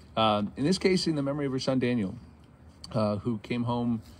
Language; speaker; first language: English; native; English